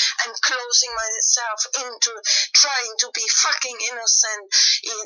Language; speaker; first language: English; non-native, fluent; German